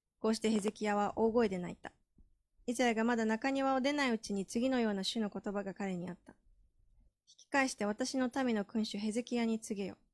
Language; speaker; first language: Japanese; native; Japanese